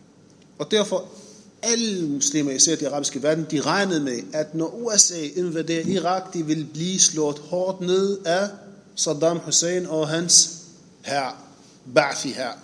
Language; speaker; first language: Danish; non-native, fluent; Arabic